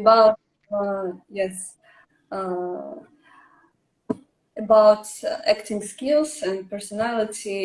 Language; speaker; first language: English; non-native, learner; Russian